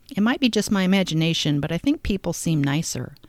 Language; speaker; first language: English; native; English